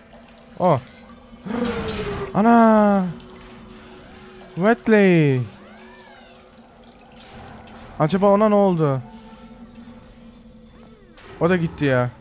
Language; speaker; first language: Turkish; early bilingual, heritage; Turkish